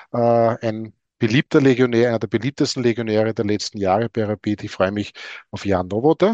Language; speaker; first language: German; native; German